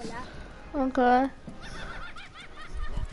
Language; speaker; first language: English; native; English